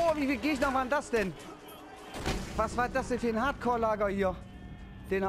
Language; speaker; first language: German; native; German